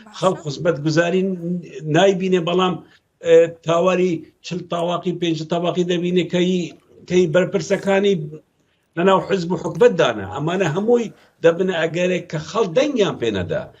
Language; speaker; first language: Central Kurdish; non-native, local second language; Kurdish